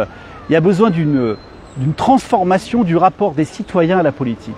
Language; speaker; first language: French; native; French